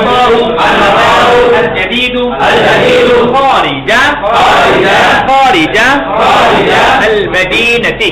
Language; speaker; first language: Arabic; non-native, fluent; Bangla